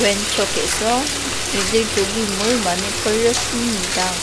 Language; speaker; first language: Korean; non-native, learner; Cebuano